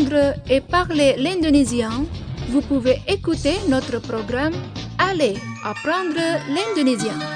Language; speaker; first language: French; non-native, fluent; Indonesian